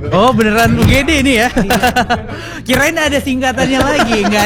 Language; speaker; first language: Indonesian; native; Indonesian